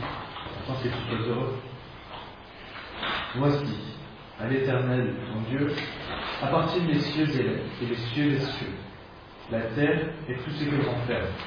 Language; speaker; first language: French; non-native, fluent; English